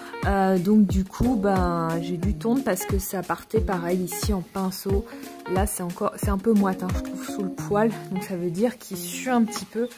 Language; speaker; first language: French; native; French